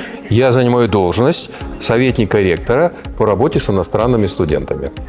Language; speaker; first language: Russian; native; Russian